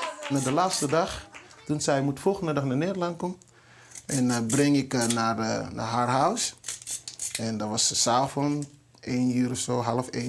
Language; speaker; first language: Dutch; non-native, learner; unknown